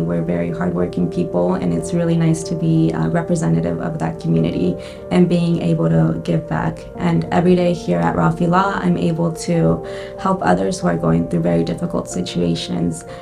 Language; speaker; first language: English; early bilingual, other home language; Spanish